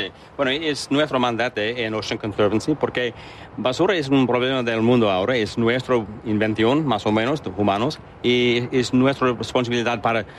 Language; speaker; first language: Spanish; non-native, learner; English